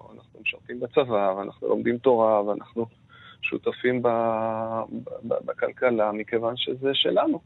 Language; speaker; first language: Hebrew; native; Hebrew